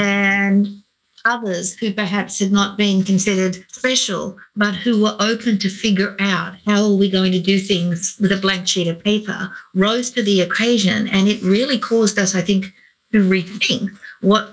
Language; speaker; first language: English; native; English